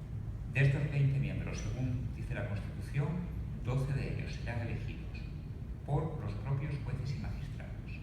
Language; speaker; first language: Spanish; native; Spanish